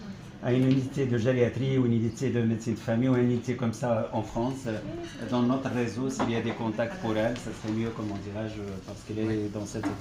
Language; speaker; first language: French; non-native, local second language; Arabic